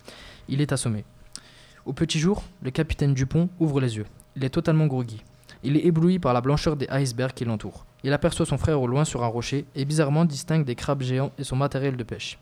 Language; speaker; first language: French; native; French